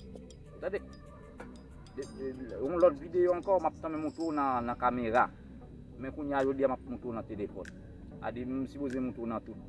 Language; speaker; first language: French; non-native, learner; Haitian Creole